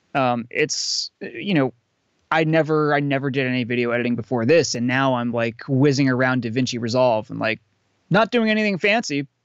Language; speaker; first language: English; native; English